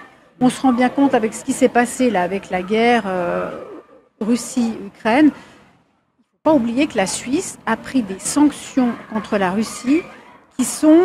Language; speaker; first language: French; native; French